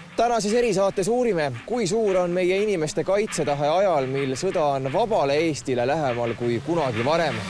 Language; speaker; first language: Estonian; native; Estonian